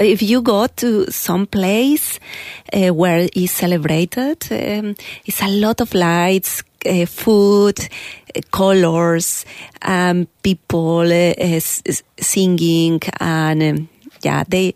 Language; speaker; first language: English; non-native, learner; Spanish